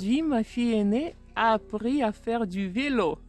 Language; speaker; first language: French; non-native, fluent; Russian